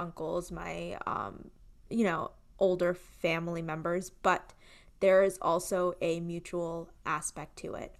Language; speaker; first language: English; early bilingual, other home language; Gujarati